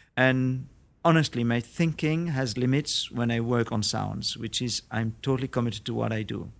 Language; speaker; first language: English; non-native, fluent; French